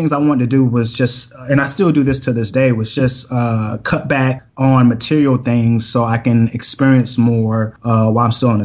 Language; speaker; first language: English; native; English